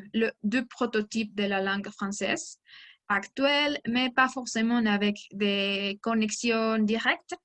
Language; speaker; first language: French; non-native, learner; Spanish